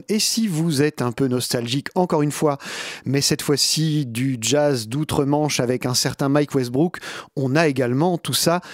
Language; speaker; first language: French; native; French